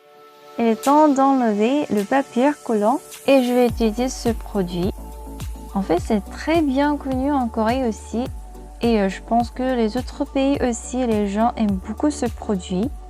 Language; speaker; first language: French; non-native, learner; Korean